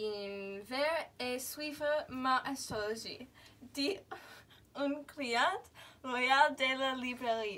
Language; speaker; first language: French; non-native, learner; English